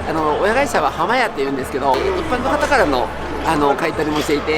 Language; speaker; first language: Japanese; native; Japanese